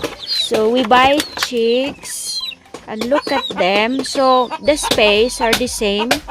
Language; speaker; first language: English; non-native, local second language; Filipino